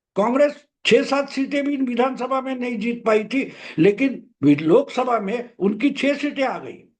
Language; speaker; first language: Hindi; non-native, local second language; Marathi